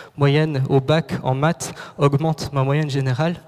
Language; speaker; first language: French; native; French